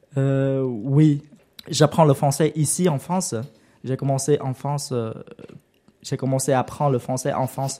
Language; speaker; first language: French; non-native, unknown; Vietnamese